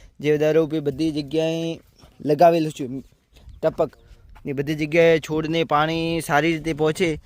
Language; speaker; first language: Gujarati; native; Gujarati